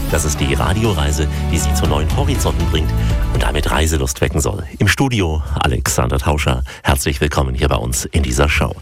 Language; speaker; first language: German; native; German